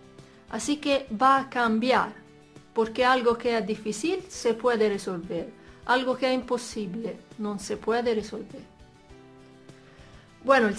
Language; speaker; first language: Spanish; non-native, fluent; Italian